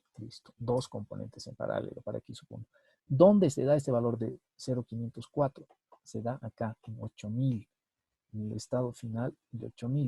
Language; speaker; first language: Spanish; native; Spanish